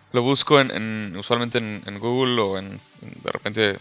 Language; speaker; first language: Spanish; native; Spanish